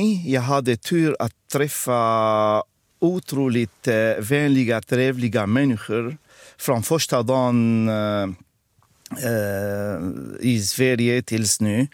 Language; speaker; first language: Swedish; non-native, fluent; Arabic